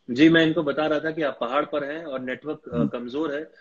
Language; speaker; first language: Hindi; native; Hindi